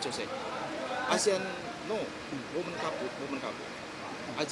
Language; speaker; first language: Japanese; non-native, learner; Indonesian